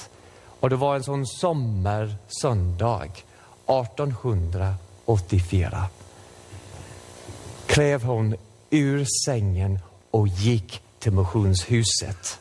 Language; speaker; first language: Swedish; non-native, fluent; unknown